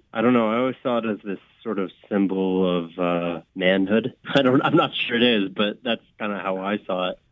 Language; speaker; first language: English; native; English